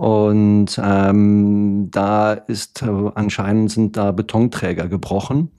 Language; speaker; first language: German; native; German